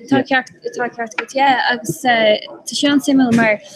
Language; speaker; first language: Irish; non-native, local second language; English